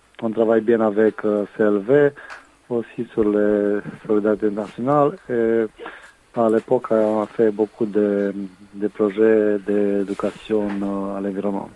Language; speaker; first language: French; non-native, fluent; Romanian